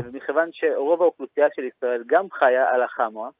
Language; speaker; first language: Hebrew; early bilingual, other home language; Russian